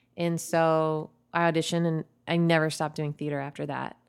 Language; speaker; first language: English; native; English